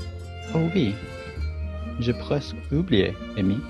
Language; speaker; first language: French; non-native, learner; Malay